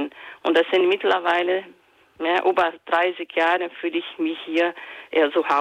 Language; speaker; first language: German; non-native, fluent; Portuguese